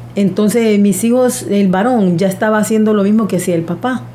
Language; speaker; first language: Spanish; native; Spanish